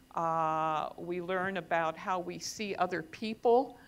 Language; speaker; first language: English; native; English